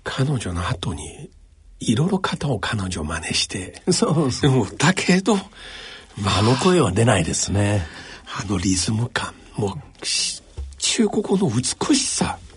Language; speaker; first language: Japanese; non-native, fluent; Chinese